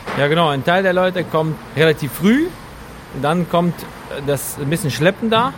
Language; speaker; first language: German; native; German